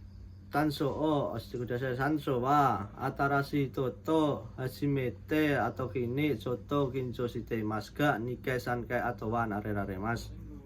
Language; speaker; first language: Japanese; non-native, learner; Indonesian